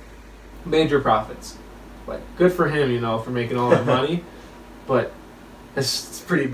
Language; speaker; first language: English; native; English